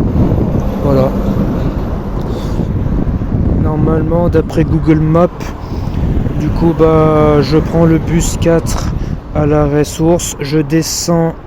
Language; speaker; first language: French; native; French